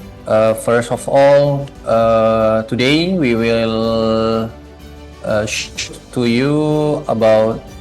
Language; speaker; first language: English; non-native, learner; Indonesian